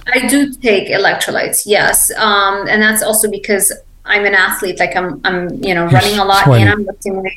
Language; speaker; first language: English; non-native, fluent; Arabic